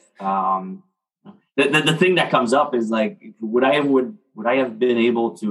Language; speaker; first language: English; non-native, fluent; French